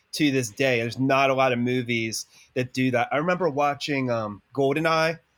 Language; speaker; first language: English; native; English